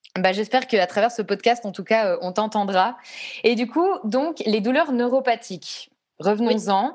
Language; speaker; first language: French; native; French